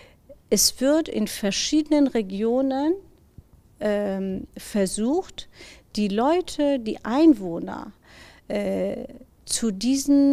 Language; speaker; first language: German; non-native, fluent; Persian